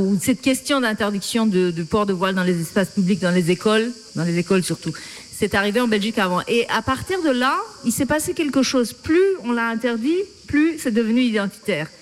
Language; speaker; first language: French; non-native, fluent; Persian